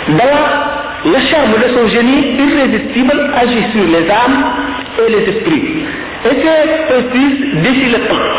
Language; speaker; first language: French; non-native, local second language; Wolof